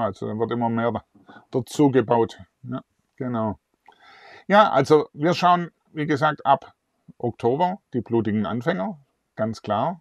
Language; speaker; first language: German; native; German